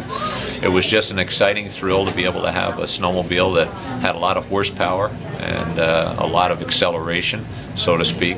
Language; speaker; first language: English; native; English